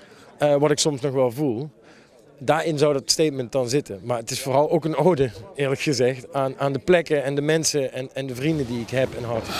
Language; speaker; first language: Dutch; native; Dutch